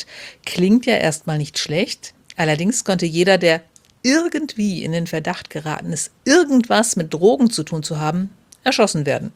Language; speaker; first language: German; native; German